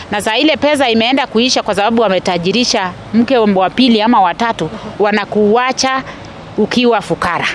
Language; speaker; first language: Swahili; non-native, local second language; Kalenjin